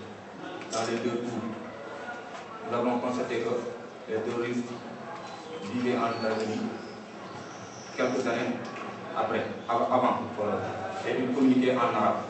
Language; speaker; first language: French; non-native, local second language; Wolof